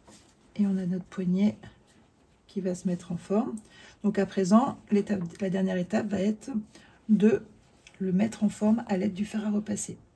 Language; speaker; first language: French; native; French